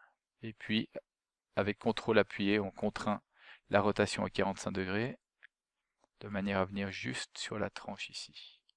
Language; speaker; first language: French; native; French